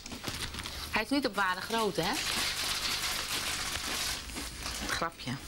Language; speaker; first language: Dutch; native; Dutch